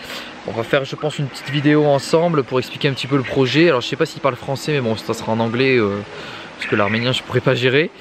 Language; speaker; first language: French; native; French